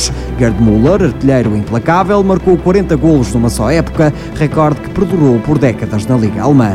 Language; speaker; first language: Portuguese; native; Portuguese